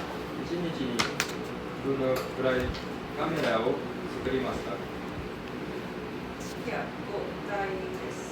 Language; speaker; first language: Japanese; non-native, learner; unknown